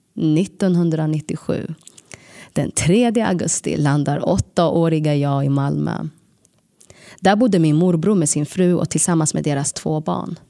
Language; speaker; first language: Swedish; early bilingual, other home language; Tigrinya